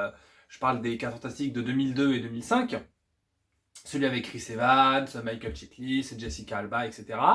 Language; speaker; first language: French; native; French